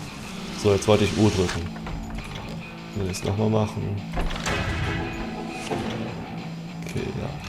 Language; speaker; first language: German; native; German